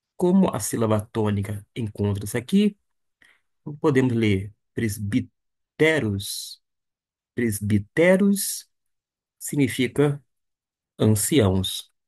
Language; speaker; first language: Portuguese; native; Portuguese